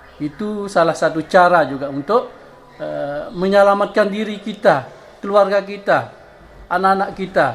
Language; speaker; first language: Malay; non-native, local second language; Sasak